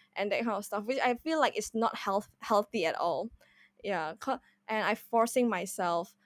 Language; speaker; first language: English; non-native, fluent; Indonesian